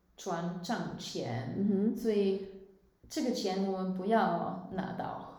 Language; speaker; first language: Chinese; non-native, fluent; Swiss German